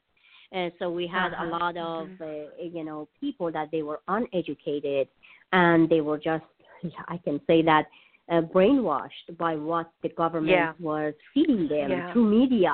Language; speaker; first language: English; non-native, fluent; Persian